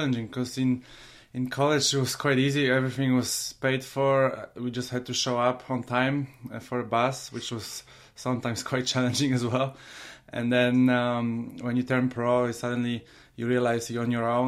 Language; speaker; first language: English; non-native, fluent; Polish